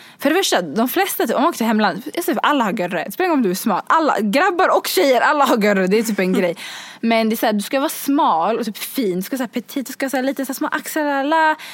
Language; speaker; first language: Swedish; early bilingual, other home language; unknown